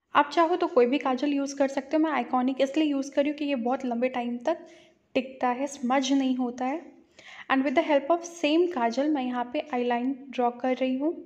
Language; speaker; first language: Hindi; native; Hindi